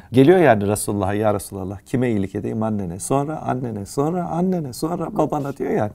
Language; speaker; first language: Turkish; native; Turkish